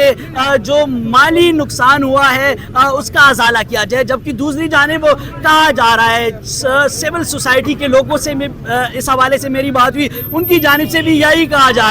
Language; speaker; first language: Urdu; non-native, local second language; Pashto